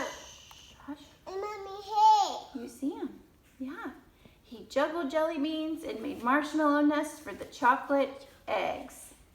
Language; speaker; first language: English; native; English